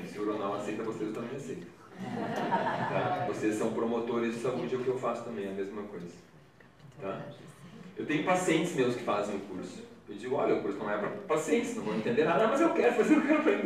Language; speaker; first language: Portuguese; native; Portuguese